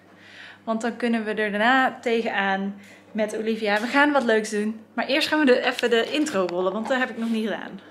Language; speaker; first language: Dutch; native; Dutch